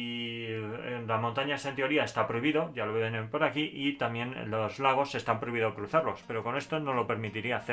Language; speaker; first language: Spanish; native; Spanish